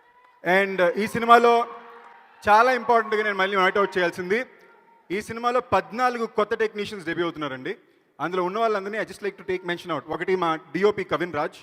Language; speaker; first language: Telugu; native; Telugu